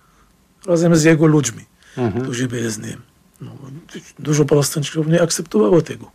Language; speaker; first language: Polish; non-native, fluent; Arabic